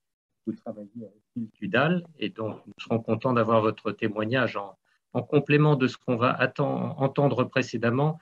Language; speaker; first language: French; native; French